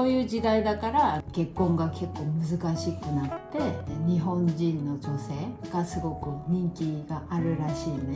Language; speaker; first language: Japanese; non-native, fluent; Korean